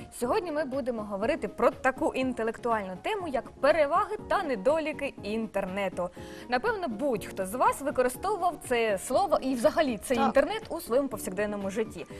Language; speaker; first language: Ukrainian; native; Ukrainian